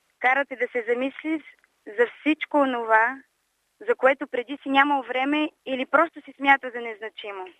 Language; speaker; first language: Bulgarian; native; Bulgarian